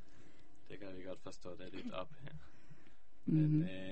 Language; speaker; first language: Danish; early bilingual, heritage; Hebrew